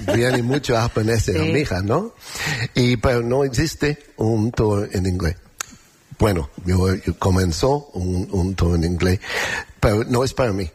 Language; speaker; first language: Spanish; non-native, learner; English